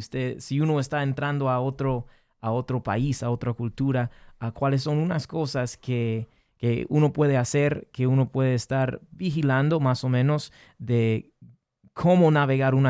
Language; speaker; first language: Spanish; early bilingual, heritage; English